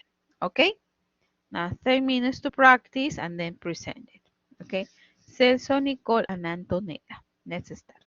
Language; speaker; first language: English; non-native, fluent; Spanish